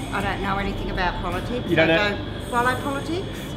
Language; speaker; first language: English; native; English